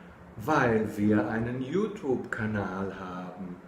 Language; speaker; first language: German; non-native, fluent; Chinese